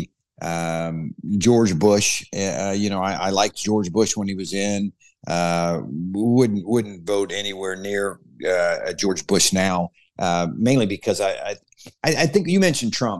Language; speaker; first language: English; native; English